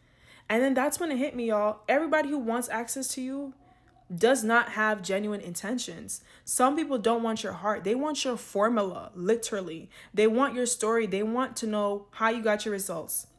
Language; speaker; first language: English; native; English